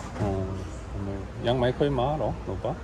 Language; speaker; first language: Korean; native; Korean